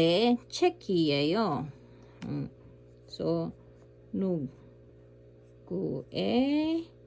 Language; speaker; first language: Korean; non-native, fluent; Filipino